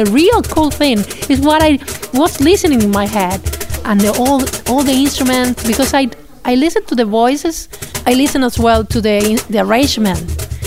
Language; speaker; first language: English; non-native, fluent; Spanish